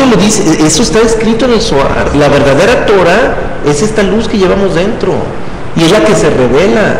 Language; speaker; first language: Spanish; native; Spanish